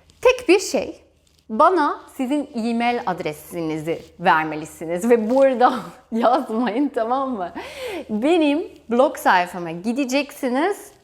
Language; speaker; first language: Turkish; non-native, fluent; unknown